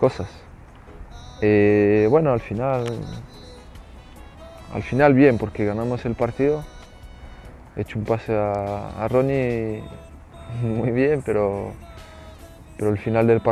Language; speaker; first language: Spanish; non-native, fluent; French